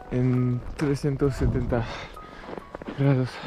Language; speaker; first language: Spanish; non-native, learner; French